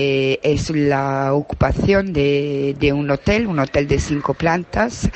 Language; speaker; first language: Spanish; non-native, fluent; Italian